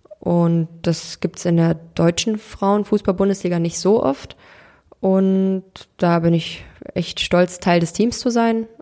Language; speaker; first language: German; early bilingual, other home language; Turkish